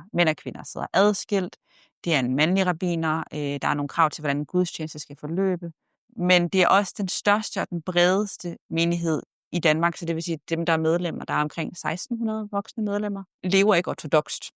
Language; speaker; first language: Danish; native; Danish